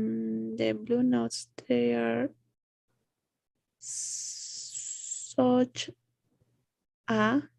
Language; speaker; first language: English; non-native, learner; Spanish